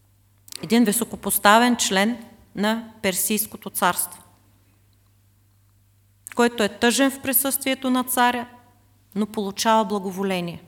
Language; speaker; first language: Bulgarian; native; Bulgarian